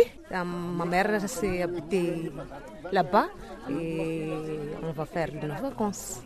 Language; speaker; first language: French; non-native, local second language; Malagasy